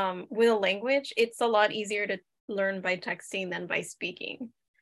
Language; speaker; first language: English; native; English